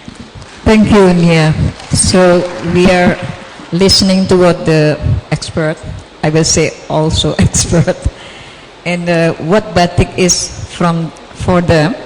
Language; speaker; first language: English; non-native, fluent; Indonesian